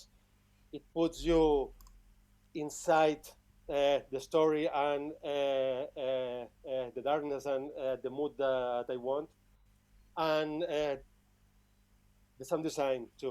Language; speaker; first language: English; non-native, fluent; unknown